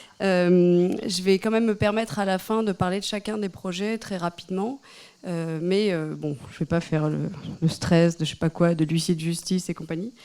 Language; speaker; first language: French; native; French